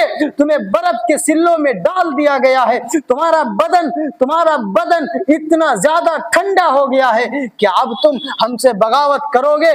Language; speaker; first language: Urdu; native; Urdu